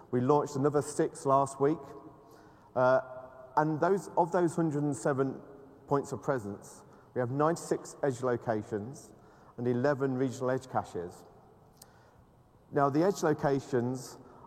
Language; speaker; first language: English; native; English